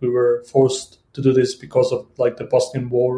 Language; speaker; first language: English; non-native, fluent; Bosnian